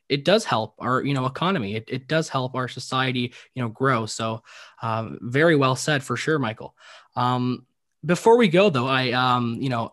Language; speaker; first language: English; native; English